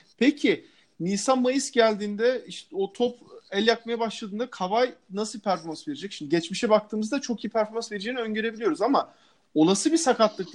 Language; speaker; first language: Turkish; native; Turkish